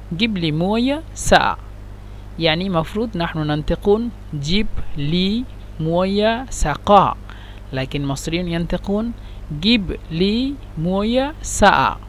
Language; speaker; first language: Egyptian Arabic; non-native, learner; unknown